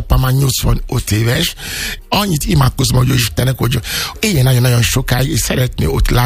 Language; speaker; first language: Hungarian; non-native, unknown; Yoruba